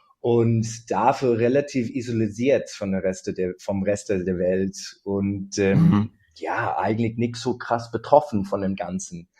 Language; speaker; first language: German; non-native, fluent; English